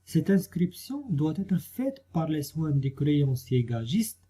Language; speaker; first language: French; non-native, local second language; Arabic